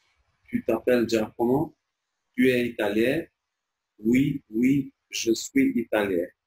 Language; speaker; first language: French; non-native, learner; Albanian